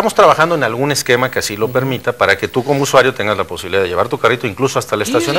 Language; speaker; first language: Spanish; native; Spanish